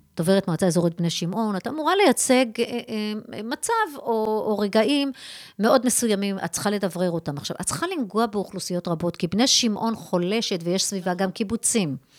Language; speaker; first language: Hebrew; native; Hebrew